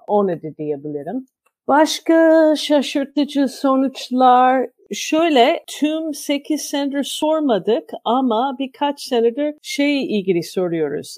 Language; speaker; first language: Turkish; non-native, fluent; English